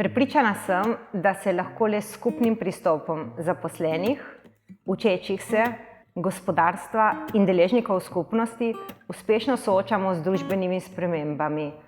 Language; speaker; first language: Slovenian; native; Slovenian